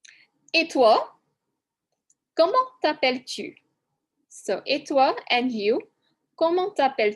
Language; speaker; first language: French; non-native, fluent; English